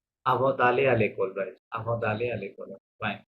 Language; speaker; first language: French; non-native, fluent; Bangla